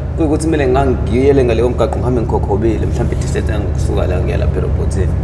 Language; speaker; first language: Zulu; native; Zulu